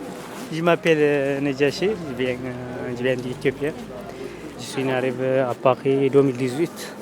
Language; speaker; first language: French; non-native, learner; Amharic